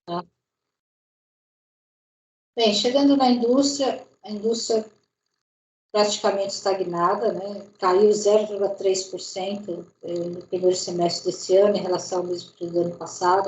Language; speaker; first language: Portuguese; native; Portuguese